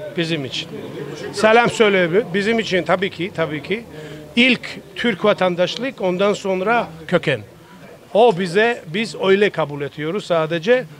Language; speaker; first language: Turkish; non-native, learner; Georgian